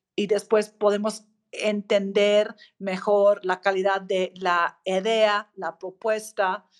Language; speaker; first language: Spanish; non-native, fluent; English